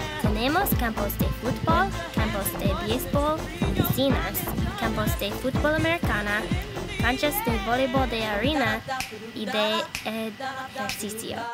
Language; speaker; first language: Spanish; non-native, learner; English